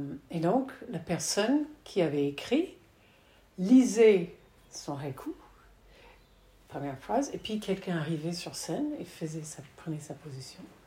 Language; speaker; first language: French; native; French